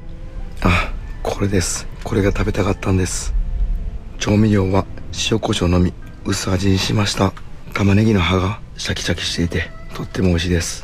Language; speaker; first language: Japanese; native; Japanese